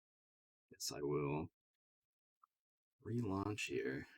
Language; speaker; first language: English; native; English